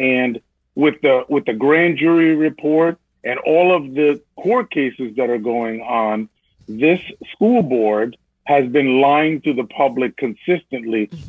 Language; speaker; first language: English; early bilingual, other home language; Spanish